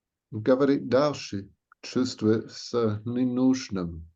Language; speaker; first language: Russian; non-native, fluent; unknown